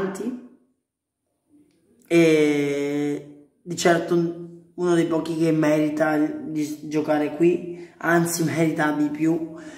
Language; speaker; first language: Italian; native; Italian